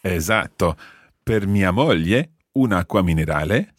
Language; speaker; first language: Italian; non-native, fluent; English